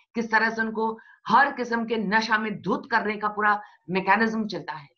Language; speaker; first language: Hindi; non-native, local second language; Bangla